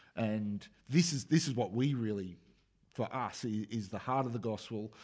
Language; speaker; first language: English; native; English